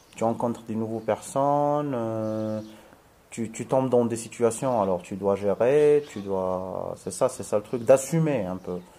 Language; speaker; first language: French; non-native, local second language; Arabic